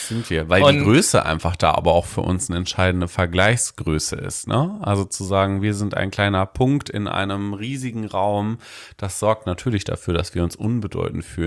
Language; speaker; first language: German; native; German